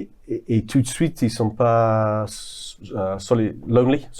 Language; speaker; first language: French; non-native, fluent; English